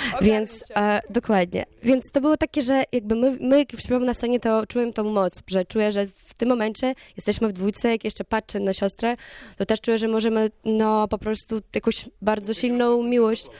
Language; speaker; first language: Polish; non-native, learner; Ukrainian